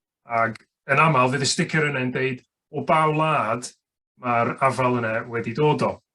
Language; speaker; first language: Welsh; native; Welsh